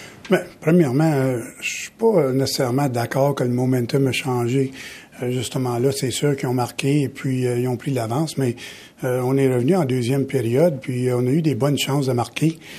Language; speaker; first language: French; native; French